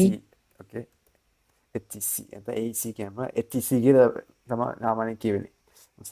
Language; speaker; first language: French; non-native, fluent; Sinhala